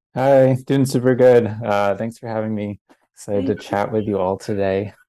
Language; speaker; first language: English; native; English